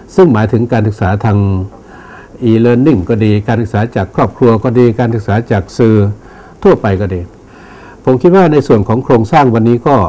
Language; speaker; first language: Thai; non-native, local second language; Northeastern Thai